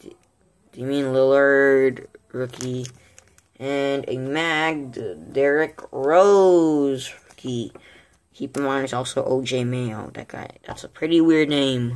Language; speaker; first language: English; native; English